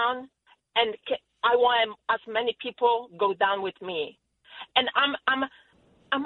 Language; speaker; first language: English; non-native, learner; Polish